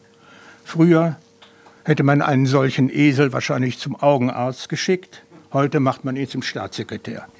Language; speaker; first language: German; native; German